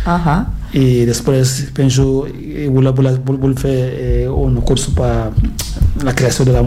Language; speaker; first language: Catalan; non-native, fluent; Fula